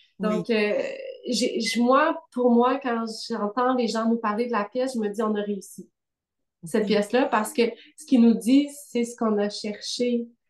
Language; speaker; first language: French; native; French